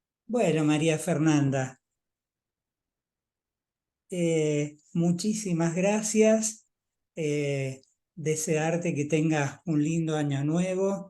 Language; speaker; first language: Spanish; native; Spanish